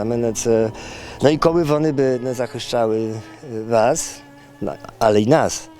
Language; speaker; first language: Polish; non-native, learner; Ukrainian